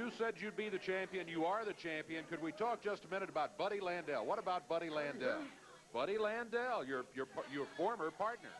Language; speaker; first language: English; native; English